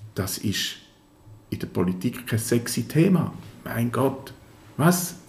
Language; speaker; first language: German; native; German